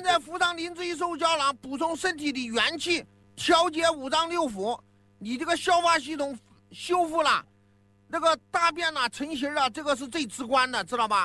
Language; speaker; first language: Chinese; native; Chinese